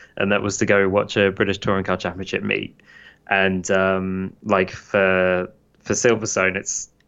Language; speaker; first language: English; native; English